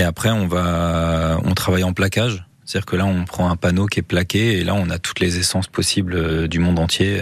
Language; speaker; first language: French; native; French